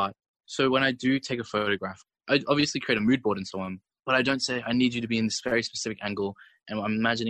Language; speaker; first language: English; native; English